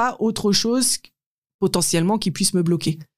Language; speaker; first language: French; native; French